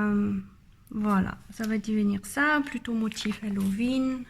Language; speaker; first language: French; non-native, learner; German